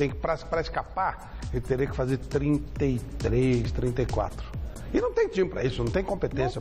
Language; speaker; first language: Portuguese; native; Portuguese